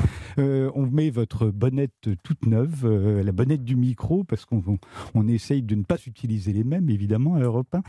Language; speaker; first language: French; native; French